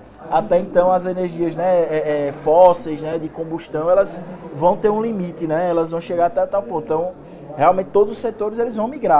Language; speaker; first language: Portuguese; native; Portuguese